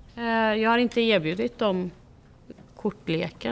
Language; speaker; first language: Swedish; native; Swedish